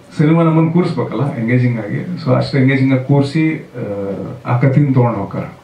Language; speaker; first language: Kannada; native; Kannada